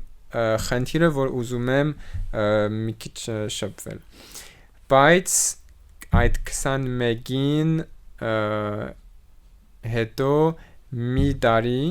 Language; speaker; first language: Armenian; non-native, learner; French